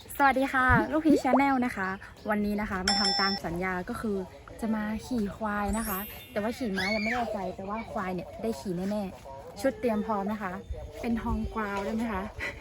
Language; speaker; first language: Thai; non-native, local second language; Western Kayah